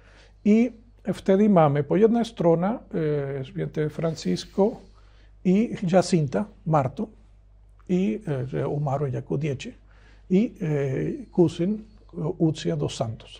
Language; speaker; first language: Polish; non-native, learner; Spanish